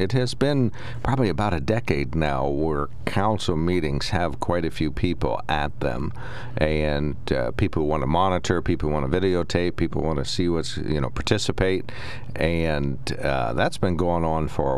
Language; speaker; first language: English; native; English